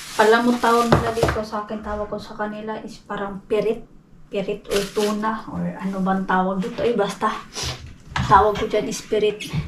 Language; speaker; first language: Filipino; non-native, local second language; Cebuano